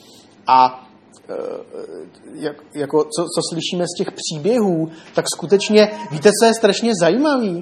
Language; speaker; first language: Czech; native; Czech